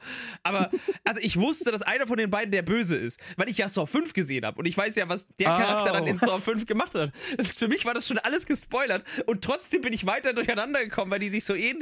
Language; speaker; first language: German; native; German